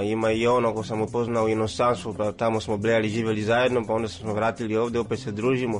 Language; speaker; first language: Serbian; non-native, fluent; Swahili